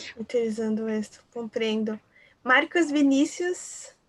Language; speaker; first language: Portuguese; non-native, learner; Spanish